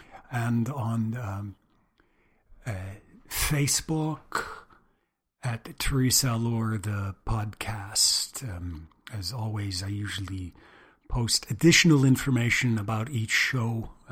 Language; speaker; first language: English; native; English